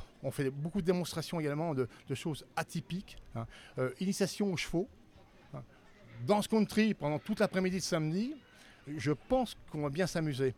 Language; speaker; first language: French; native; French